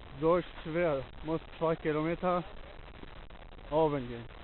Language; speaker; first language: German; non-native, learner; Kurdish